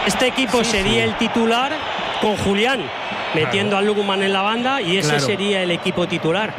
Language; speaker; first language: Spanish; native; Spanish